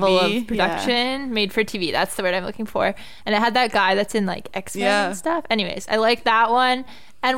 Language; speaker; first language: English; native; English